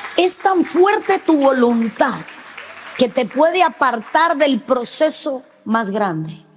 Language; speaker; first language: Spanish; native; Spanish